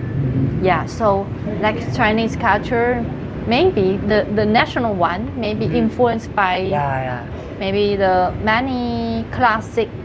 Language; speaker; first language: English; non-native, fluent; Chinese